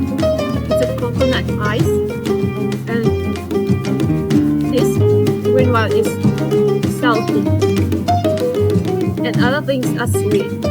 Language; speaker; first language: English; non-native, learner; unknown